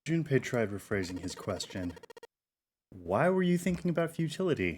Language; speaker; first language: English; native; English